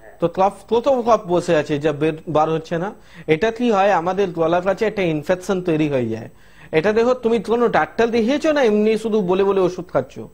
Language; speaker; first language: Bangla; non-native, local second language; Hindi